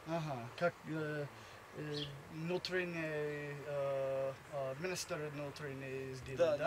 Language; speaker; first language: Russian; non-native, learner; English